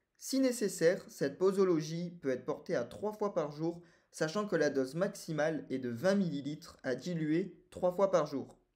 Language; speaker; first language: French; native; French